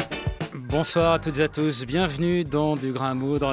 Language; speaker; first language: French; native; French